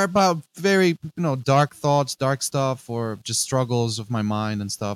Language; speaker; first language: English; non-native, fluent; Greek